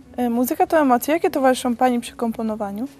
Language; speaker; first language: Polish; native; Polish